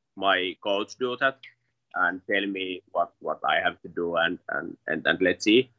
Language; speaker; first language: English; non-native, learner; Finnish